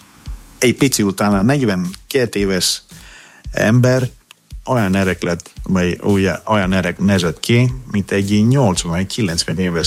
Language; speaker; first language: Hungarian; non-native, learner; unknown